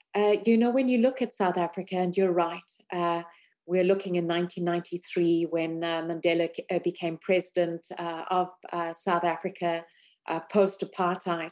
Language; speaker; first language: English; native; English